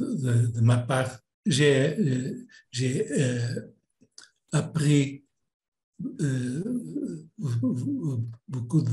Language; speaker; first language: French; non-native, fluent; Portuguese